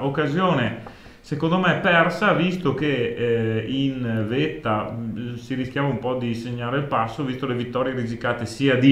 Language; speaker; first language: Italian; native; Italian